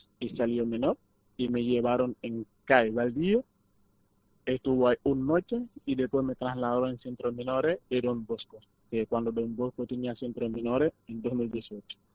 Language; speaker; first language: Spanish; non-native, fluent; Wolof